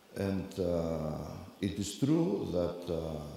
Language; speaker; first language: English; non-native, fluent; Greek